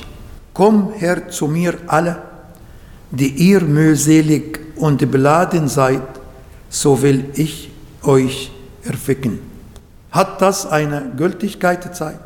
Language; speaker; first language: German; non-native, learner; Arabic